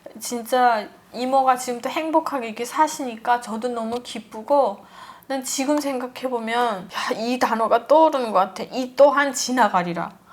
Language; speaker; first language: Korean; native; Korean